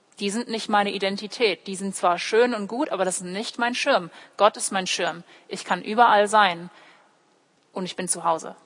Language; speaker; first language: German; early bilingual, other home language; English